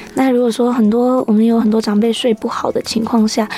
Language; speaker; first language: Chinese; native; Chinese